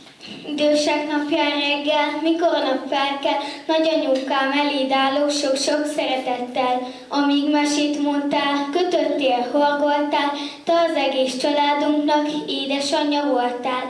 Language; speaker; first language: Hungarian; native; Hungarian